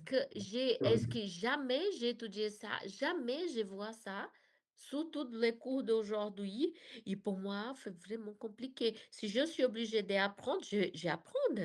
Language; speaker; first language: French; non-native, learner; Portuguese